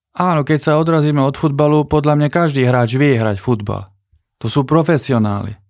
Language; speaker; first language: Slovak; non-native, local second language; Hungarian